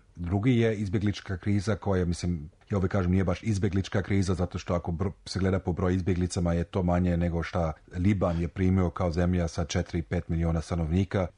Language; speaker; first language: Serbian; non-native, fluent; German